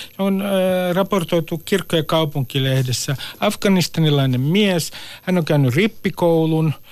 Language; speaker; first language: Finnish; native; Finnish